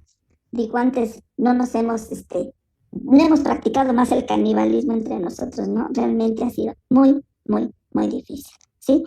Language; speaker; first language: Spanish; native; Spanish